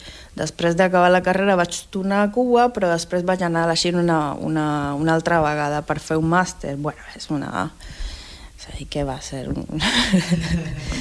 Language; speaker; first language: Catalan; non-native, fluent; Spanish